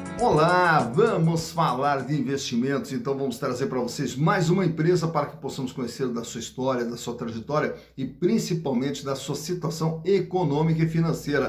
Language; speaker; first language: Portuguese; native; Portuguese